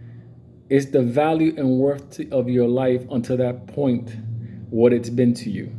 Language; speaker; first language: English; native; English